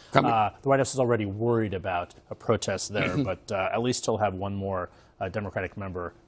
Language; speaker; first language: English; native; English